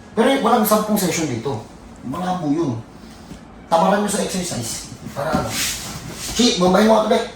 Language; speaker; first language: Filipino; native; Filipino